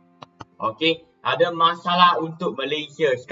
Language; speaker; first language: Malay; non-native, local second language; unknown